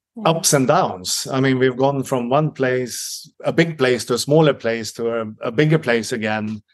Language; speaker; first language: English; non-native, fluent; Swedish